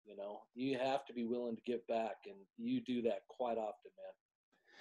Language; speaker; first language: English; native; English